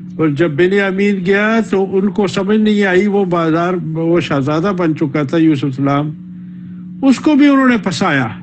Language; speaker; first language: Urdu; native; Urdu